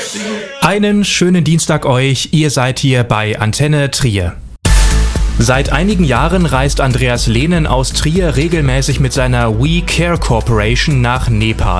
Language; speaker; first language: German; native; German